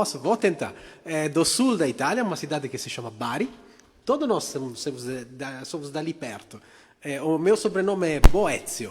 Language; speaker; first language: Portuguese; non-native, fluent; Italian